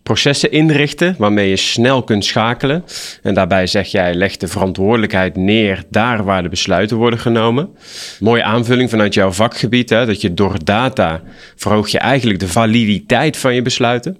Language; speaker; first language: Dutch; native; Dutch